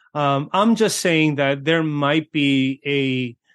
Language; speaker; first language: English; early bilingual, other home language; Korean